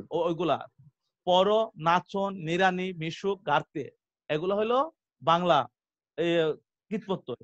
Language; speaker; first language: Bangla; native; Bangla